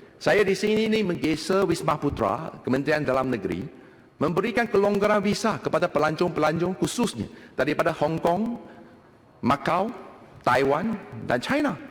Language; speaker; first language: Malay; non-native, local second language; Chinese